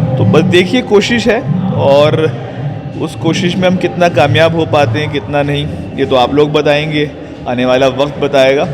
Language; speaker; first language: Urdu; native; Urdu